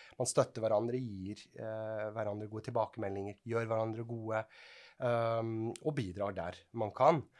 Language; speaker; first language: Norwegian; non-native, fluent; Swiss German